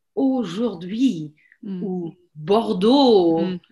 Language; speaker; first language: French; non-native, fluent; German